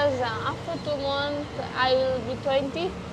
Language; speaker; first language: English; non-native, learner; Nepali